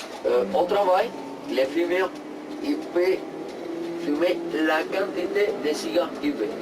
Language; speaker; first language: French; non-native, fluent; Spanish